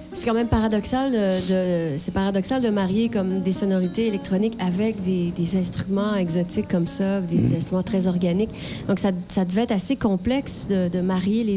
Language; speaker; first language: French; native; French